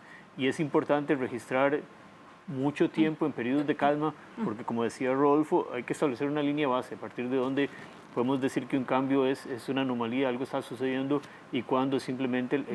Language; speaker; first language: Spanish; native; Spanish